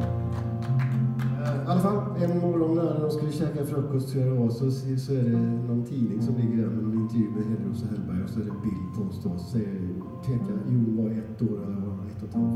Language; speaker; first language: Swedish; native; Swedish